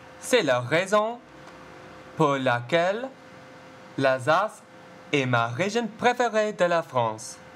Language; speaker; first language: French; non-native, learner; English